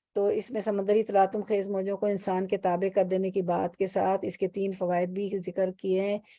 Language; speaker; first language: Urdu; native; Urdu